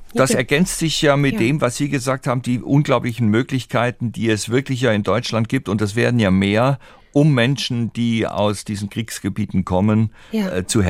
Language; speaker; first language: German; native; German